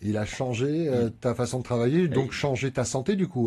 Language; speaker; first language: French; native; French